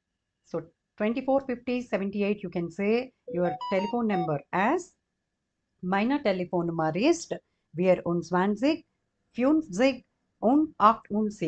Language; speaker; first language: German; non-native, fluent; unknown